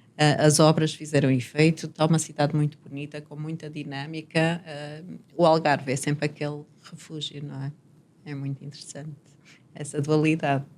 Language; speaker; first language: Portuguese; native; Portuguese